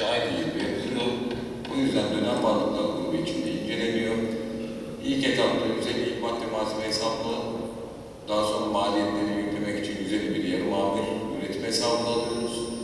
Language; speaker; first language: Turkish; native; Turkish